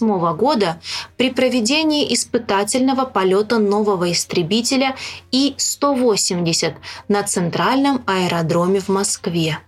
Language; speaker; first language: Russian; native; Russian